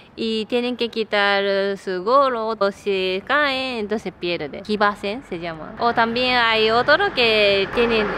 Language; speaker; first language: Spanish; non-native, fluent; Japanese